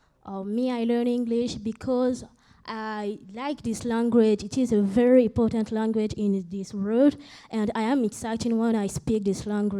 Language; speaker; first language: English; non-native, learner; French